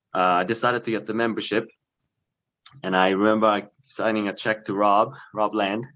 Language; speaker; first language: English; early bilingual, other home language; Korean